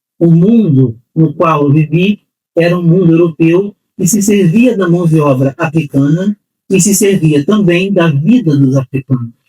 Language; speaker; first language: Portuguese; native; Portuguese